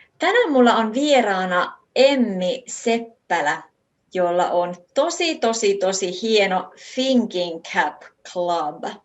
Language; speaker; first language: Finnish; native; Finnish